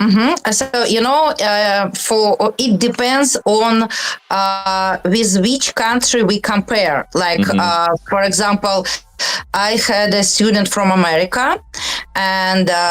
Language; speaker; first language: English; non-native, learner; Russian